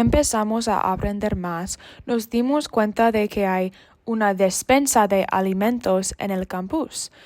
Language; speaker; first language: Spanish; non-native, learner; English